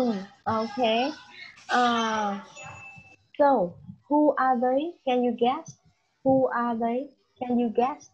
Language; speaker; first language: English; non-native, fluent; Vietnamese